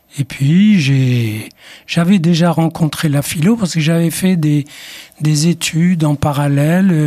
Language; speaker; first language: French; non-native, local second language; Arabic